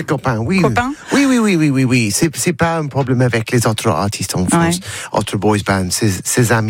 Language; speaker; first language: French; non-native, learner; English